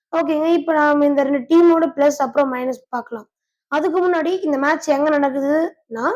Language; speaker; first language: Tamil; native; Tamil